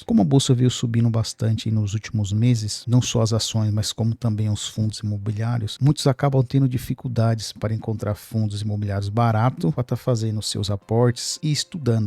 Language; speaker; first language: Portuguese; native; Portuguese